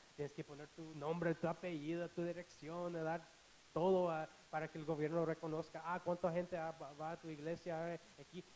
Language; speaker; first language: Spanish; non-native, fluent; English